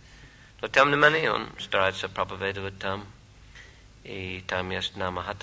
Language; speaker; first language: Russian; non-native, fluent; English